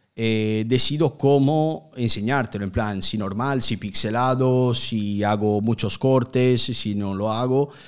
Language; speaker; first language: Spanish; non-native, fluent; Italian